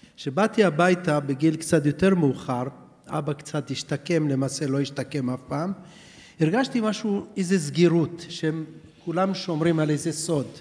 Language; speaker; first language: Hebrew; early bilingual, other home language; Persian